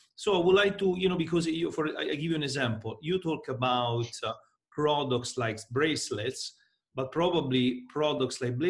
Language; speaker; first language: English; non-native, fluent; Italian